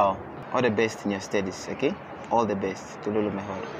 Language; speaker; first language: English; non-native, fluent; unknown